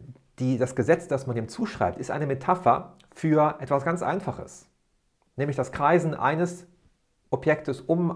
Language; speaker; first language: German; native; German